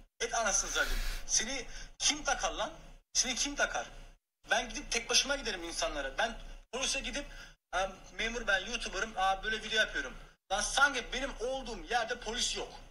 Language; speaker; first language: Turkish; early bilingual, heritage; Turkish